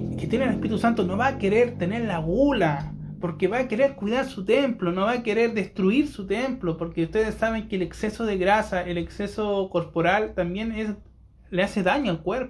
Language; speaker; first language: Spanish; native; Spanish